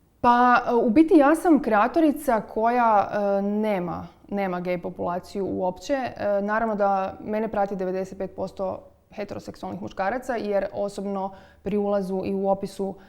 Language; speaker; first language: Croatian; native; Croatian